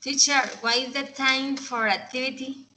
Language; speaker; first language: English; non-native, learner; Spanish